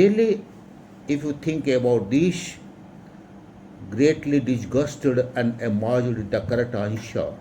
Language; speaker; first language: English; non-native, local second language; Odia